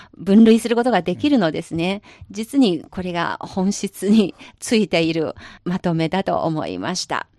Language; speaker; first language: Japanese; non-native, fluent; Chinese